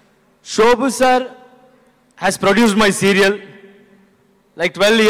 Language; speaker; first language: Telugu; non-native, learner; Kannada